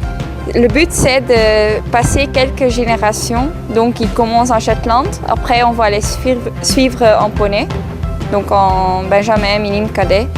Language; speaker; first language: French; non-native, local second language; Dutch